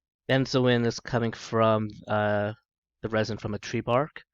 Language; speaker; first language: English; native; English